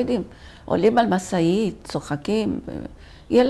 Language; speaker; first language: Hebrew; non-native, fluent; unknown